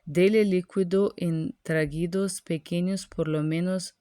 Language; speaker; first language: Spanish; non-native, learner; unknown